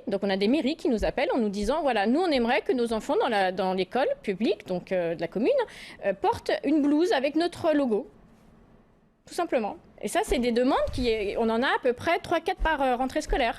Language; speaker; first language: French; native; French